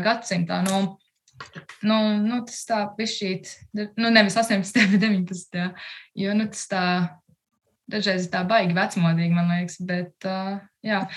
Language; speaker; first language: Latvian; early bilingual, heritage; Latvian